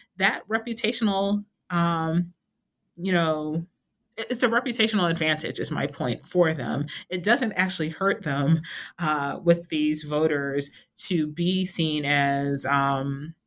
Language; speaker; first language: English; native; English